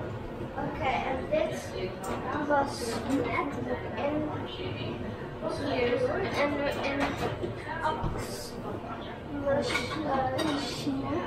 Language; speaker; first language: Dutch; early bilingual, other home language; Indonesian